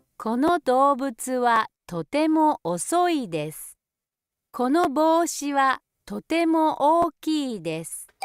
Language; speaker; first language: Japanese; native; Japanese